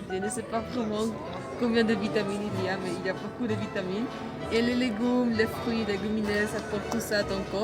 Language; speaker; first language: French; non-native, learner; Spanish